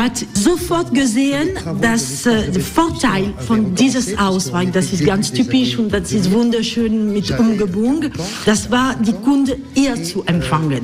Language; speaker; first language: German; non-native, learner; French